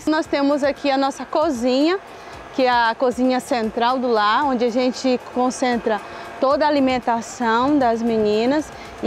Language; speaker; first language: Portuguese; native; Portuguese